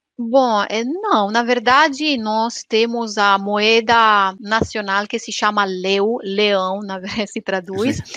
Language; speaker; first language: Portuguese; non-native, fluent; Romanian